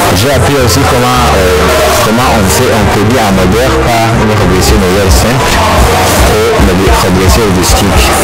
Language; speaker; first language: French; non-native, local second language; Rundi